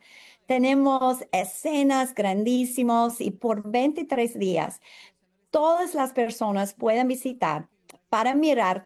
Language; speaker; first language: Spanish; non-native, fluent; English